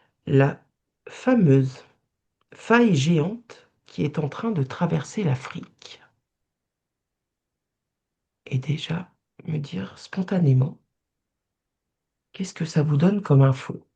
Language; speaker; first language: French; native; French